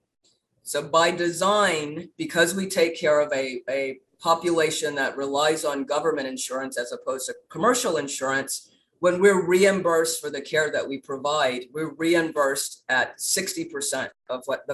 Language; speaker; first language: English; native; English